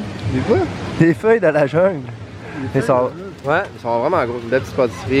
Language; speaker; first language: French; native; French